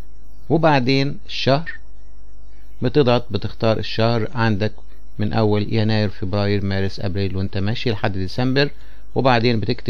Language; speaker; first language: Arabic; native; Arabic